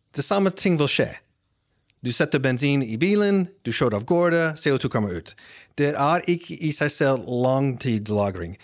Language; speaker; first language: Norwegian; non-native, fluent; English